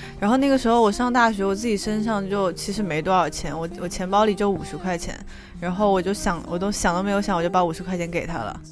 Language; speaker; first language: Chinese; native; Chinese